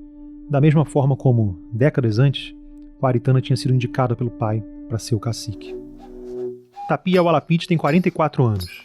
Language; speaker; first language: Portuguese; native; Portuguese